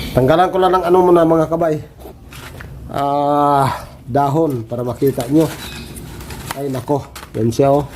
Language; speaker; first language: Filipino; native; Filipino